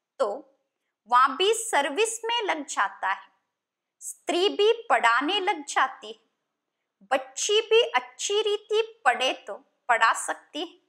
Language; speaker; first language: Hindi; non-native, local second language; Kannada